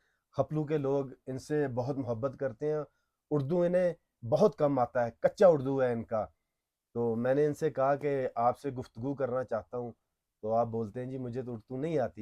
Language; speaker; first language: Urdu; non-native, local second language; Punjabi